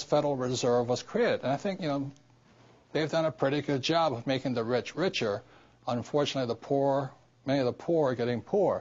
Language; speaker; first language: English; native; English